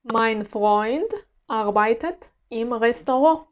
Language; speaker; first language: German; non-native, fluent; Uzbek